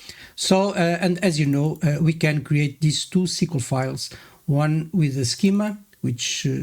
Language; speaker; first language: English; non-native, fluent; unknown